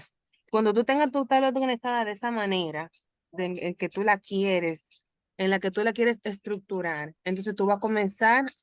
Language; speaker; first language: Spanish; native; Spanish